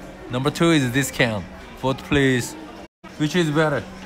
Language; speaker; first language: English; non-native, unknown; Korean